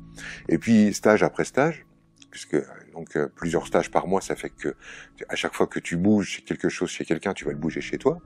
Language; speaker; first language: French; native; French